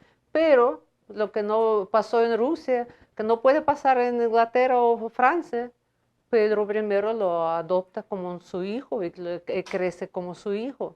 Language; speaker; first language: Spanish; non-native, fluent; Russian